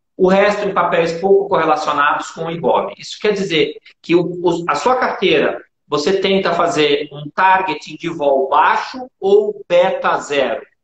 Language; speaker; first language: Portuguese; native; Portuguese